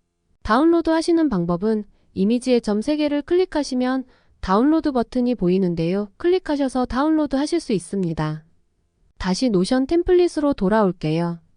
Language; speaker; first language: Korean; native; Korean